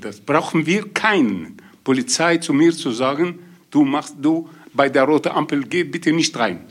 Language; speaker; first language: German; non-native, learner; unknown